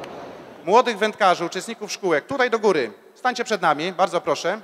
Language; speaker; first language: Polish; native; Polish